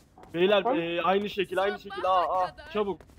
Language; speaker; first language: Turkish; native; Turkish